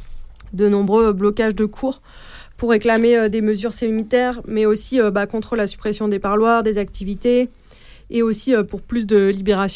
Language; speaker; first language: French; native; French